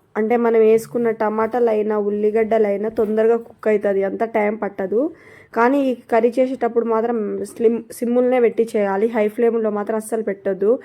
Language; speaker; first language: Telugu; non-native, local second language; Lambadi